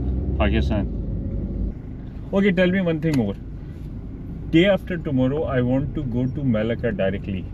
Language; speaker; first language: English; non-native, local second language; Urdu